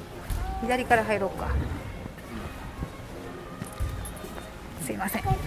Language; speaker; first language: Japanese; native; Japanese